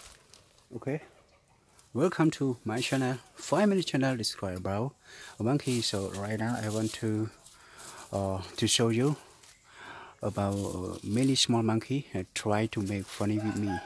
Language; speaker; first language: English; non-native, learner; Khmer